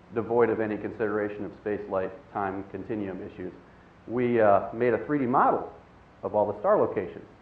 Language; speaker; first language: English; native; English